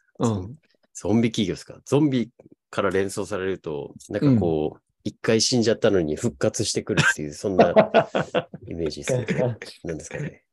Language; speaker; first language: Japanese; native; Japanese